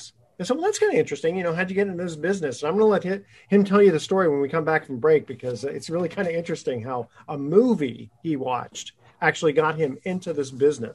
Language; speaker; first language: English; native; English